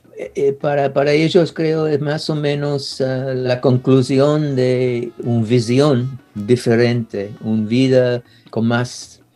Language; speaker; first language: Spanish; non-native, learner; English